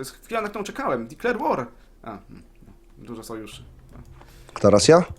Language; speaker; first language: Polish; native; Polish